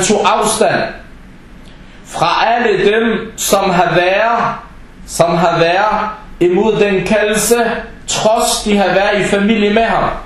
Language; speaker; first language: Danish; non-native, local second language; Arabic